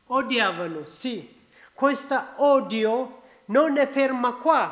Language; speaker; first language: Italian; non-native, learner; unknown